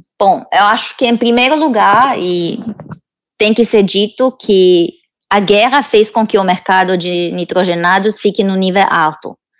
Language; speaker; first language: Portuguese; non-native, fluent; Romanian